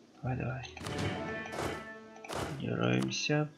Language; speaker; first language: Russian; native; Russian